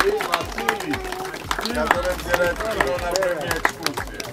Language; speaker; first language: Russian; non-native, learner; Greek